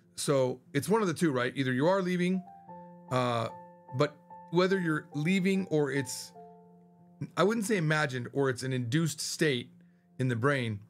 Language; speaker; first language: English; native; English